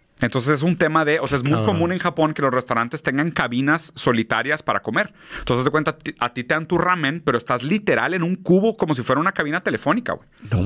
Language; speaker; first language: Spanish; native; Spanish